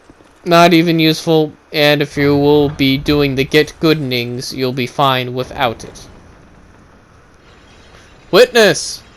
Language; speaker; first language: English; native; English